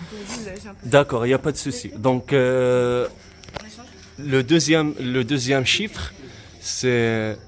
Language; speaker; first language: French; non-native, learner; Arabic